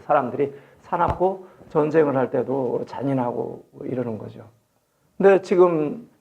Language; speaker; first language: Korean; native; Korean